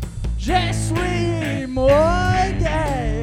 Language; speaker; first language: French; non-native, learner; English